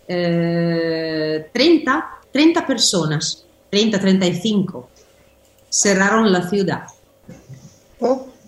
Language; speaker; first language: Spanish; non-native, learner; Italian